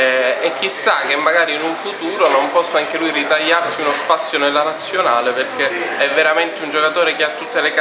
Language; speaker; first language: Italian; native; Italian